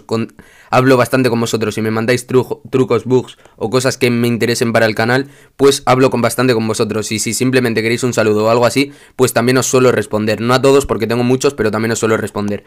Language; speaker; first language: Spanish; native; Spanish